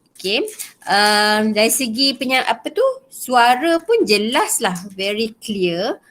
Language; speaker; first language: Malay; native; Malay